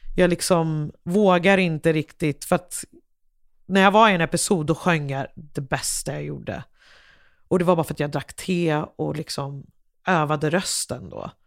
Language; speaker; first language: Swedish; early bilingual, other home language; English